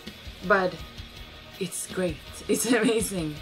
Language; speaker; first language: English; non-native, fluent; Swedish